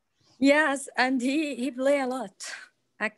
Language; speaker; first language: English; non-native, learner; Arabic